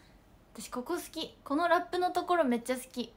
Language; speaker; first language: Japanese; native; Japanese